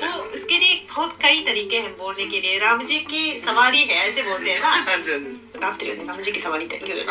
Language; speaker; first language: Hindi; non-native, fluent; Japanese